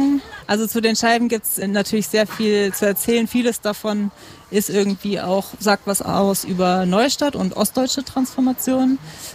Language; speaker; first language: German; native; German